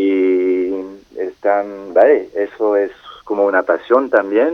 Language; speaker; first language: Spanish; non-native, fluent; French